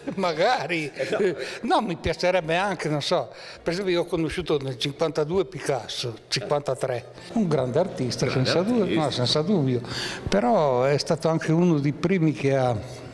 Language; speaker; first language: Italian; native; Italian